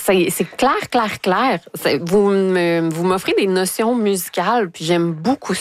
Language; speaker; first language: French; native; French